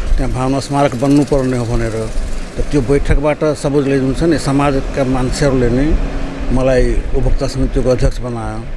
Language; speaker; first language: Nepali; non-native, local second language; Maithili